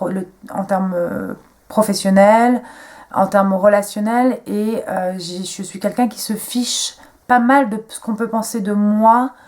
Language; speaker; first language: French; native; French